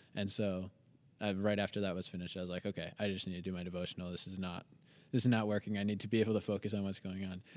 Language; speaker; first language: English; native; English